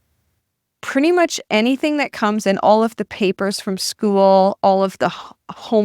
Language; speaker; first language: English; native; English